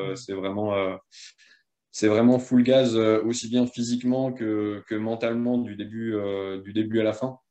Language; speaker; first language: French; native; French